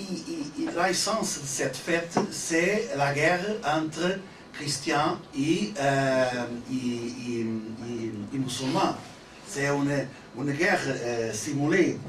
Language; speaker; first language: French; non-native, learner; Portuguese